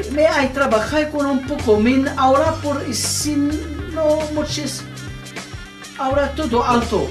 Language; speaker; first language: Spanish; non-native, learner; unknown